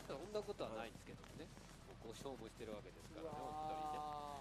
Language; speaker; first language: Japanese; native; Japanese